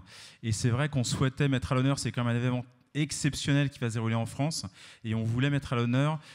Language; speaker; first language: French; native; French